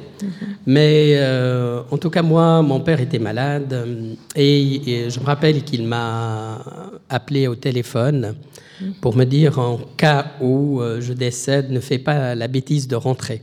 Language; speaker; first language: French; non-native, local second language; Arabic